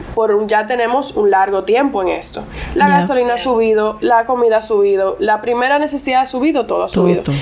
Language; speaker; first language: Spanish; non-native, local second language; English